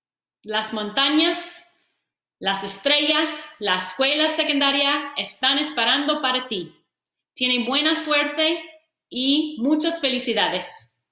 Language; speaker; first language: Spanish; non-native, fluent; English